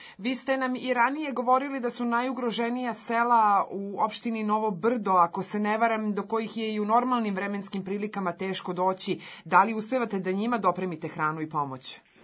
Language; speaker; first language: Serbian; native; Serbian